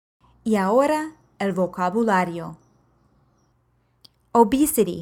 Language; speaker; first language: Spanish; non-native, fluent; English